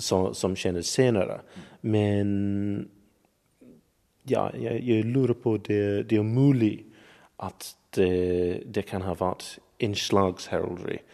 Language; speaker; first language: Norwegian; non-native, learner; English